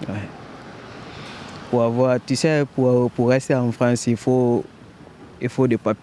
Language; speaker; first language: French; non-native, fluent; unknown